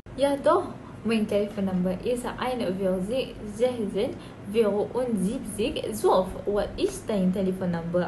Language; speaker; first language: German; non-native, learner; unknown